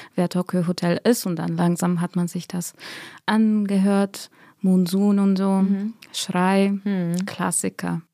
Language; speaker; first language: German; non-native, fluent; Bulgarian